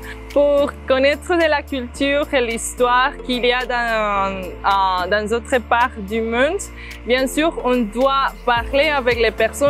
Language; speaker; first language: French; non-native, fluent; Spanish